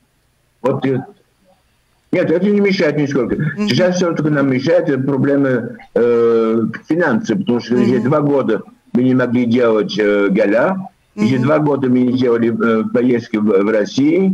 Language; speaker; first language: Russian; early bilingual, heritage; Russian